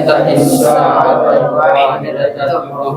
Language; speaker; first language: Arabic; non-native, learner; Filipino